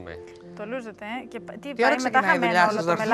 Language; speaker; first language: Greek; native; Greek